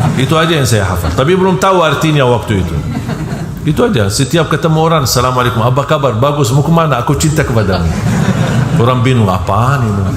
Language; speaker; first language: Malay; non-native, fluent; Arabic